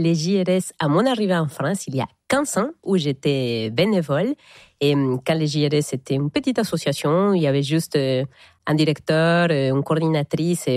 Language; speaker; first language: French; non-native, fluent; Spanish